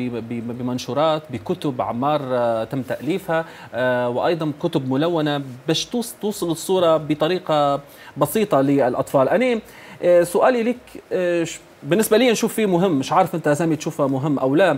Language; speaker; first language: Arabic; native; Arabic